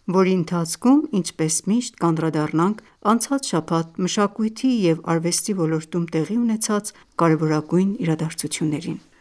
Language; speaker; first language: Armenian; native; Armenian